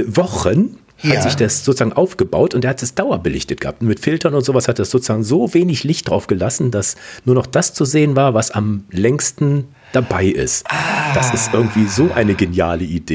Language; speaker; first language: German; native; German